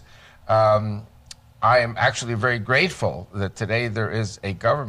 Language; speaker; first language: English; native; English